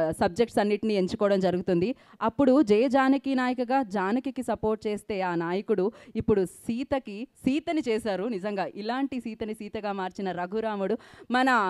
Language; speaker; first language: Telugu; native; Telugu